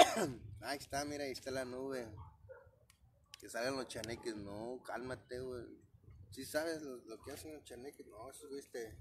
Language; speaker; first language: Spanish; native; Spanish